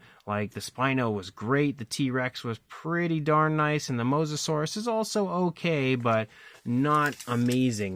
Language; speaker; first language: English; native; English